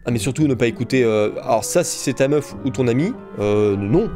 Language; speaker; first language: French; native; French